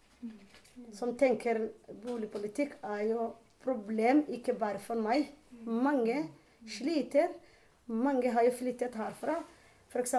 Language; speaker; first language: Norwegian; non-native, learner; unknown